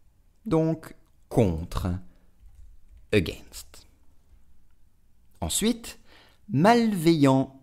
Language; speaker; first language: French; native; French